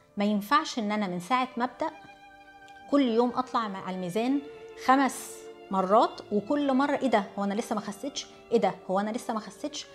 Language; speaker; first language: Arabic; early bilingual, heritage; Arabic